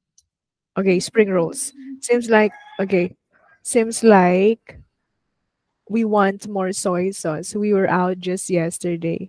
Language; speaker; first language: English; non-native, fluent; Vietnamese